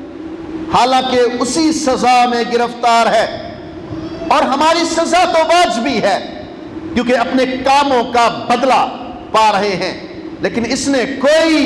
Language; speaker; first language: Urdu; non-native, local second language; Punjabi